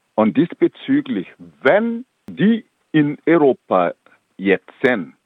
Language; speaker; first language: German; non-native, fluent; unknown